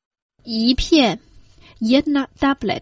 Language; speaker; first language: Croatian; non-native, fluent; Chinese